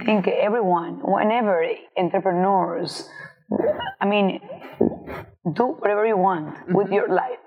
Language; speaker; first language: English; non-native, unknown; Spanish